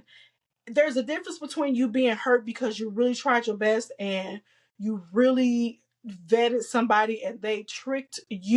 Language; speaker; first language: English; native; English